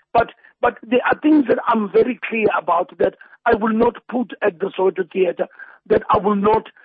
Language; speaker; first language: English; non-native, local second language; Zulu